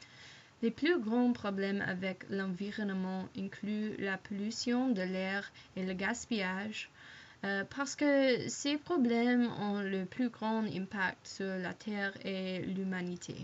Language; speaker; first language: French; non-native, learner; English